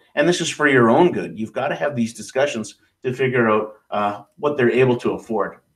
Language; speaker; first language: English; native; English